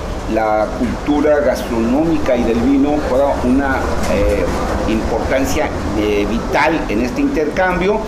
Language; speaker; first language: Spanish; native; Spanish